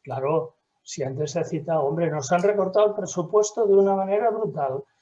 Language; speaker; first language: Spanish; native; Spanish